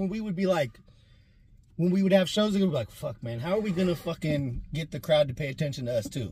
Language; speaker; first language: English; native; English